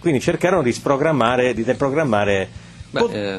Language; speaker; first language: Italian; native; Italian